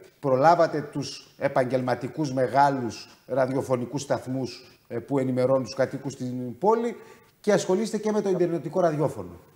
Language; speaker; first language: Greek; native; Greek